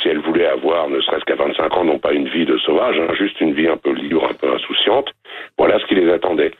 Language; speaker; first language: French; native; French